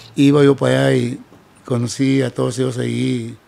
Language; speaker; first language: Spanish; native; Spanish